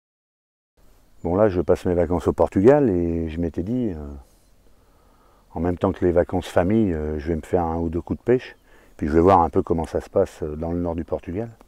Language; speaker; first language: French; native; French